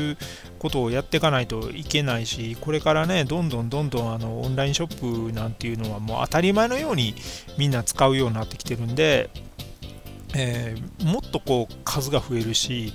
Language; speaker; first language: Japanese; native; Japanese